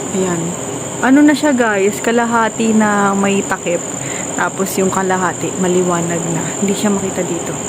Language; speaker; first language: Filipino; native; Filipino